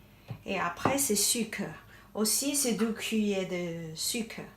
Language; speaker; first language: French; non-native, learner; Thai